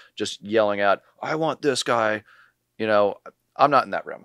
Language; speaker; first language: English; native; English